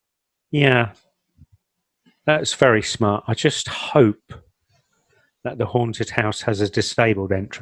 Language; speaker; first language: English; native; English